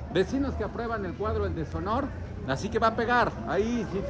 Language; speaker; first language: Spanish; native; Spanish